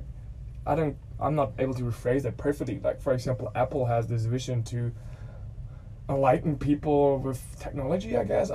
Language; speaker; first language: English; non-native, fluent; German